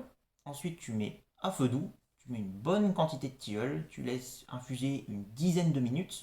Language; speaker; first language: French; native; French